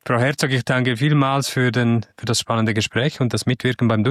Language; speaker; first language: German; native; German